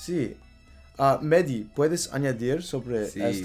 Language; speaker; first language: Spanish; non-native, learner; English